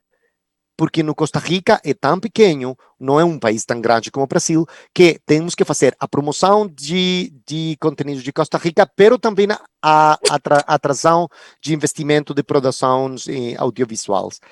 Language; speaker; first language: Portuguese; non-native, fluent; Spanish